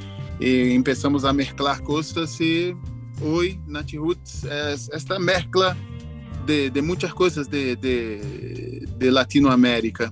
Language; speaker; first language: Spanish; non-native, learner; Portuguese